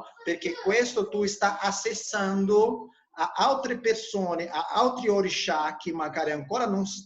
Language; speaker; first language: Italian; non-native, fluent; Portuguese